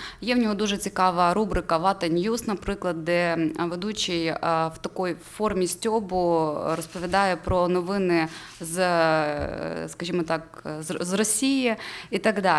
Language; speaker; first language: Ukrainian; native; Ukrainian